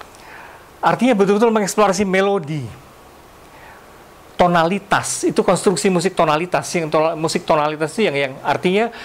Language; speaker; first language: Indonesian; native; Indonesian